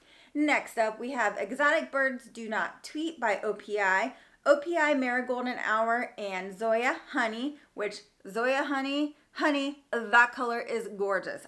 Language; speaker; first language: English; native; English